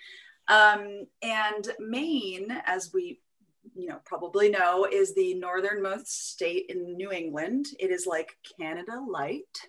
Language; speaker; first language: English; native; English